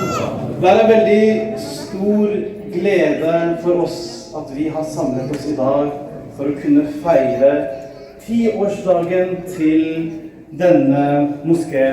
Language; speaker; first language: Norwegian; early bilingual, other home language; Urdu